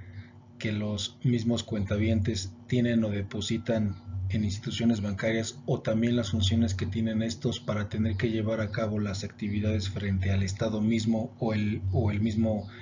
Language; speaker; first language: Spanish; native; Spanish